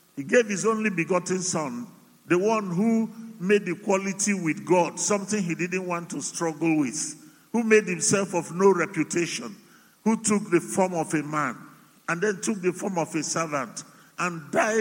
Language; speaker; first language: English; non-native, local second language; Igbo